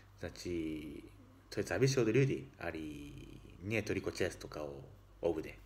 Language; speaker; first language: Serbian; non-native, learner; Japanese